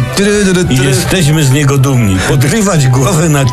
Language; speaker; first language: Polish; native; Polish